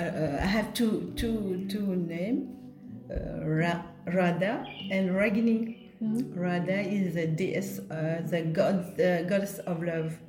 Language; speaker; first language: English; non-native, local second language; Morisyen